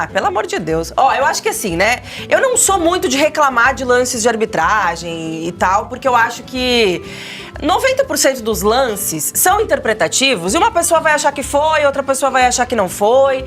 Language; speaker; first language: Portuguese; native; Portuguese